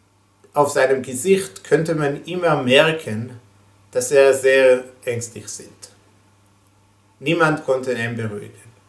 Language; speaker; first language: German; non-native, fluent; Hebrew